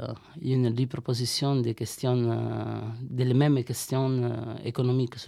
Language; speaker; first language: French; non-native, learner; Italian